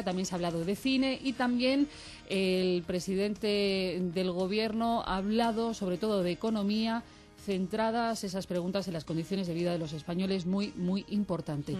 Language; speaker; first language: Spanish; native; Spanish